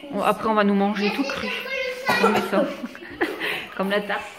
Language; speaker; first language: French; native; French